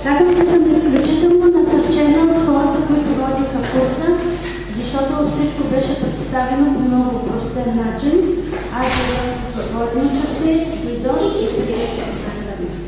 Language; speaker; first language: Bulgarian; native; Bulgarian